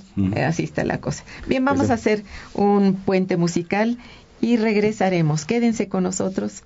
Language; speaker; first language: Spanish; native; Spanish